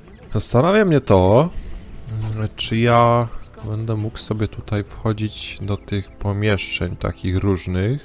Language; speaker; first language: Polish; native; Polish